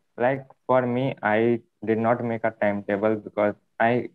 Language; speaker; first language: English; non-native, local second language; Hindi